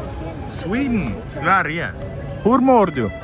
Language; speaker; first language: Swedish; non-native, learner; Russian